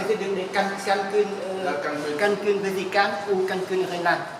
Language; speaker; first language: French; native; French